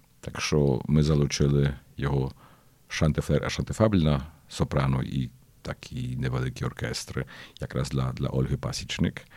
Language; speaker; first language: Ukrainian; early bilingual, heritage; Ukrainian